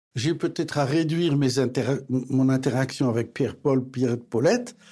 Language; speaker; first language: French; native; French